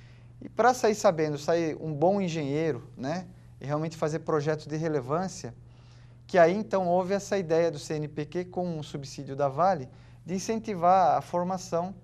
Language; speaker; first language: Portuguese; native; Portuguese